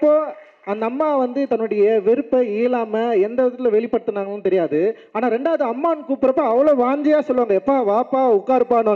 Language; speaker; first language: Tamil; native; Tamil